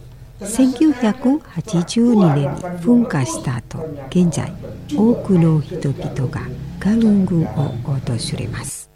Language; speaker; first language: Japanese; non-native, fluent; Indonesian